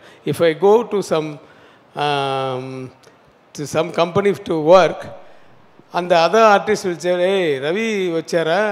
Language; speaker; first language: Telugu; non-native, learner; Tamil